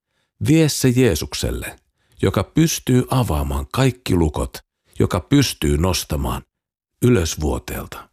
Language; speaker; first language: Finnish; native; Finnish